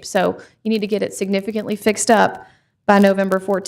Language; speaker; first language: English; native; English